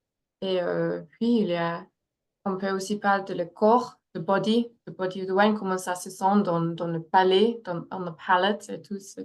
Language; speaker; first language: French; non-native, fluent; English